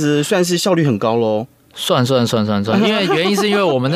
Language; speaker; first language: Chinese; native; Chinese